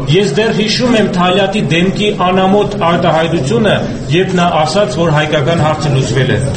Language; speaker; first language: Armenian; native; Armenian